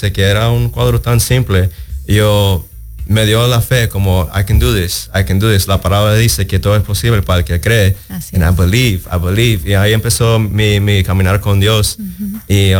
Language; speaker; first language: Spanish; early bilingual, heritage; Spanish